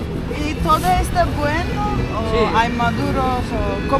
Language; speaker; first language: Spanish; non-native, learner; Turkish